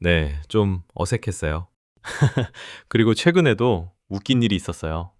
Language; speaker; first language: Korean; non-native, fluent; English